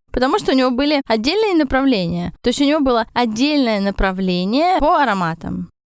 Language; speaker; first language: Russian; native; Russian